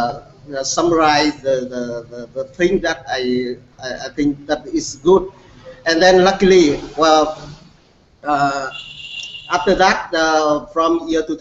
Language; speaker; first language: English; non-native, learner; Vietnamese